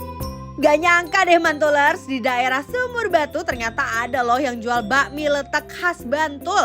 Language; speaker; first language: Indonesian; native; Indonesian